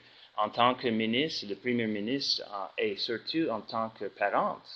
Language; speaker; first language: French; non-native, learner; English